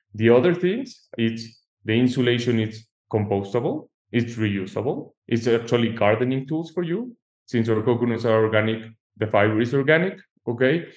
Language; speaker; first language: English; non-native, fluent; Spanish